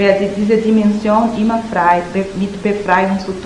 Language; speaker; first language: German; non-native, learner; Portuguese